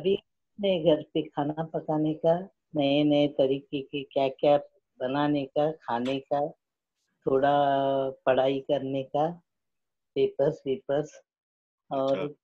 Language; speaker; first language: Hindi; non-native, local second language; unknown